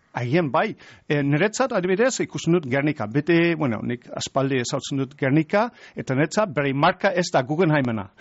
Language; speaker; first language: Basque; non-native, fluent; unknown